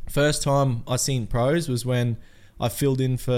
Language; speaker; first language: English; native; English